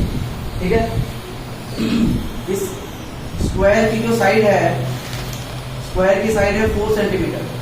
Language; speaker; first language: Hindi; native; Hindi